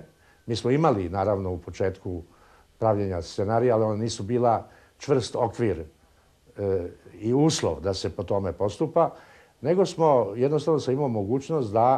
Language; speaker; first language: Serbian; native; Serbian